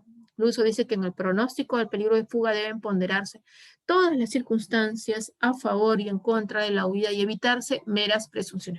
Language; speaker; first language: Spanish; native; Spanish